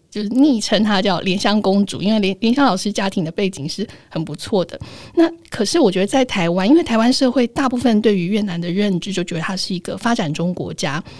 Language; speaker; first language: Chinese; native; Chinese